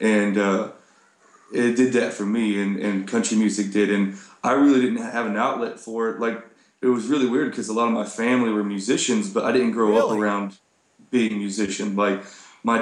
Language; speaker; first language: English; native; English